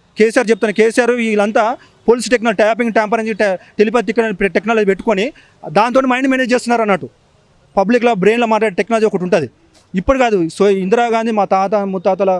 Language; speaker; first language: Telugu; native; Telugu